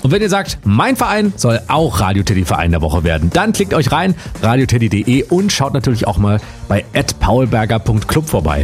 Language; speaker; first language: German; native; German